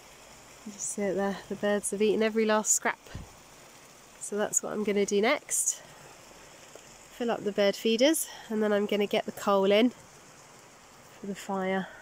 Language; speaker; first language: English; native; English